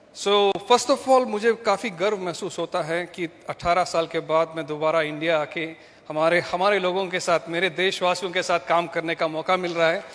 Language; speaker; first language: Hindi; non-native, local second language; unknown